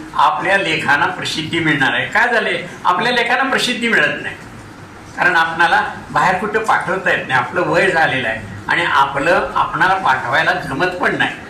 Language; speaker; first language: Marathi; native; Marathi